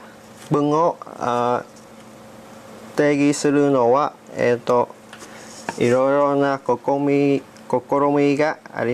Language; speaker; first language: Japanese; non-native, learner; Vietnamese